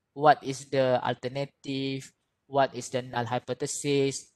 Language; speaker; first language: English; non-native, local second language; Malay